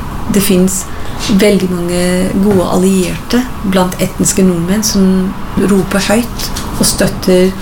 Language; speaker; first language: Norwegian; non-native, fluent; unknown